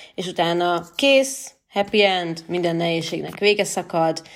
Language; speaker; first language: Hungarian; native; Hungarian